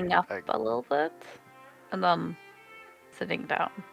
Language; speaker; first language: English; non-native, fluent; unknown